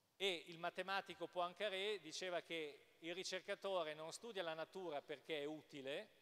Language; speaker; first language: Italian; native; Italian